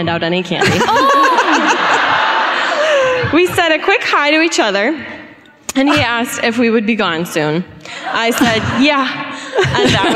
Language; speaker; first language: English; native; English